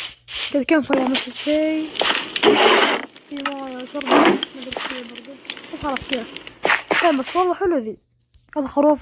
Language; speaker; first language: Arabic; native; Arabic